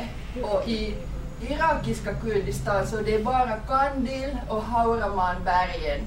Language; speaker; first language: Swedish; non-native, fluent; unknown